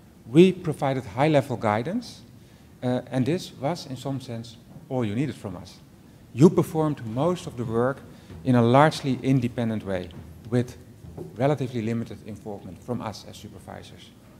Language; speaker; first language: English; non-native, fluent; Dutch